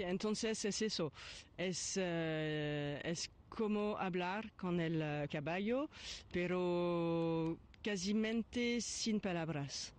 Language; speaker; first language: Spanish; non-native, fluent; French